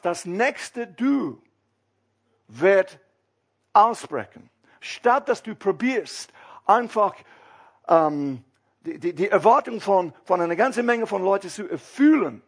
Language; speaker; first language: German; non-native, fluent; English